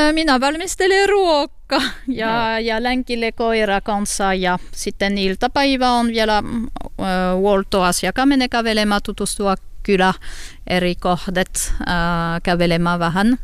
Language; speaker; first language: Finnish; non-native, learner; French